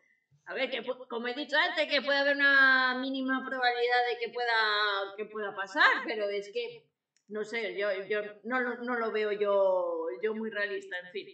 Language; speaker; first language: Spanish; native; Spanish